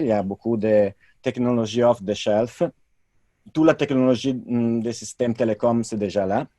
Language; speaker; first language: French; non-native, fluent; Italian